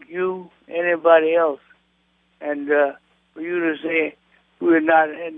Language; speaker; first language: English; native; English